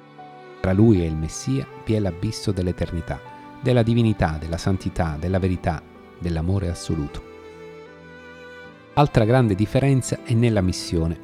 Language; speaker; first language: Italian; native; Italian